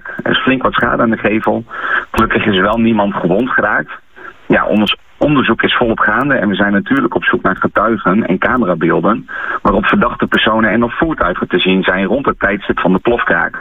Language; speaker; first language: Dutch; native; Dutch